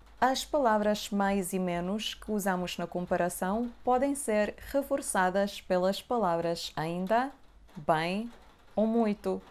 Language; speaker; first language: Portuguese; non-native, fluent; Serbian